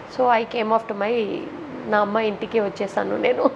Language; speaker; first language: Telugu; non-native, local second language; Tamil